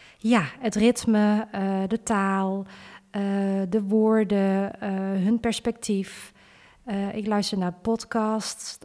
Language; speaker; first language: Dutch; early bilingual, other home language; Vietnamese